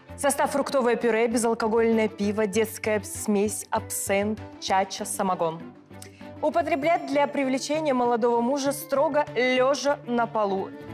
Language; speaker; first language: Russian; native; Russian